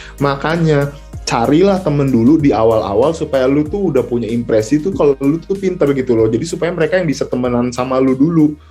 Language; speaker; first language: Indonesian; native; Indonesian